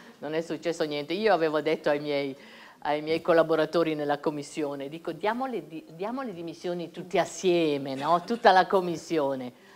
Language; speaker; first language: Italian; native; Italian